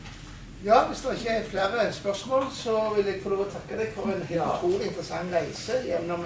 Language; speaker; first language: Norwegian; native; Norwegian